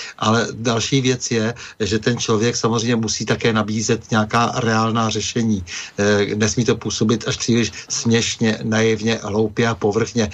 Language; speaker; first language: Czech; native; Czech